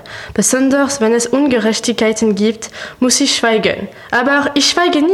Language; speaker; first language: German; non-native, learner; French